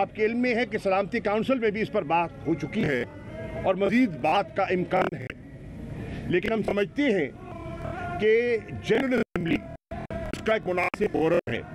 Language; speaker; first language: Urdu; non-native, local second language; Saraiki